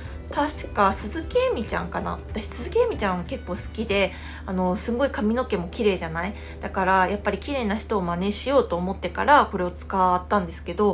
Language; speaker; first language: Japanese; non-native, fluent; Korean